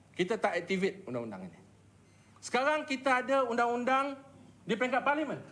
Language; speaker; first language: Malay; native; Malay